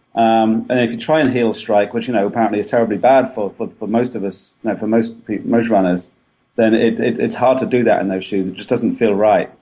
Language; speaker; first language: English; native; English